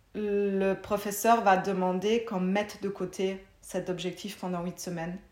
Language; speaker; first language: French; non-native, fluent; German